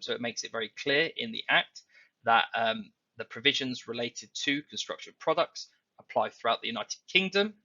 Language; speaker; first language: English; native; English